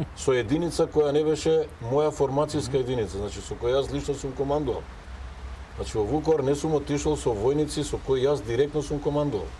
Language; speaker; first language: Macedonian; native; Macedonian